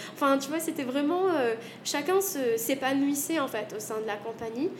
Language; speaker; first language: French; native; French